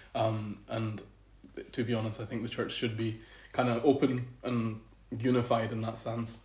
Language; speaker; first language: English; early bilingual, other home language; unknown